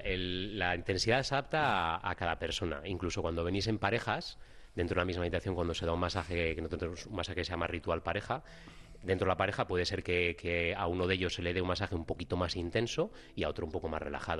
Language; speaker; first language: Spanish; native; Spanish